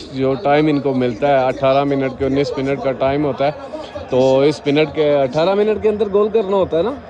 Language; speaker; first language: Urdu; non-native, local second language; Punjabi